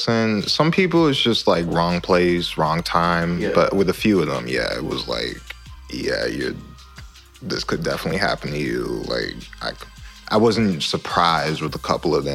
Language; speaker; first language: English; native; English